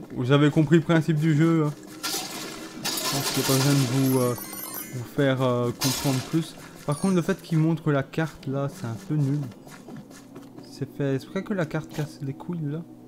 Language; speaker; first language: French; native; French